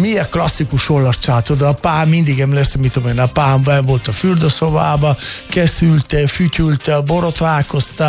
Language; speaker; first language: Hungarian; non-native, fluent; Italian